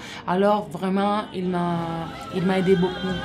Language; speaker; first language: French; non-native, fluent; Italian